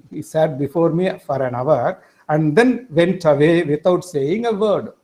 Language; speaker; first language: English; non-native, local second language; Tamil